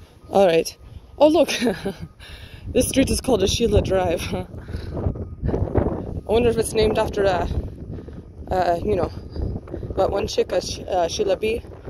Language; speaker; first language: English; native; English